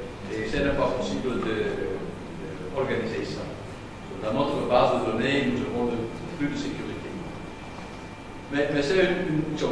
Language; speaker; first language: French; non-native, learner; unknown